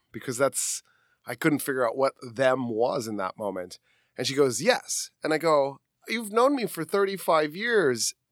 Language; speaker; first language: English; early bilingual, other home language; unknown